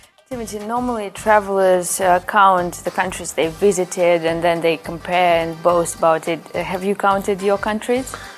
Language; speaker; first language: English; non-native, fluent; Russian